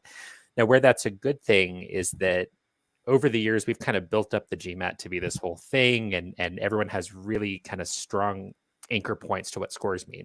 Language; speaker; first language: English; native; English